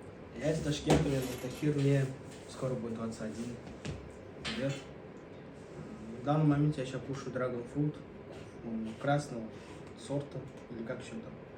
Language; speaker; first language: Russian; non-native, local second language; Uzbek